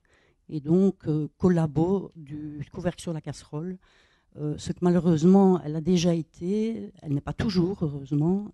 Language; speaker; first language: French; native; French